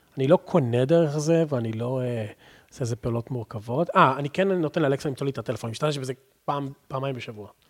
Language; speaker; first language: Hebrew; native; Hebrew